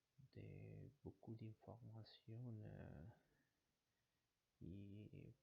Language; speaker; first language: French; non-native, learner; Spanish